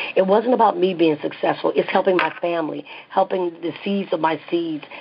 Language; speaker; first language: English; native; English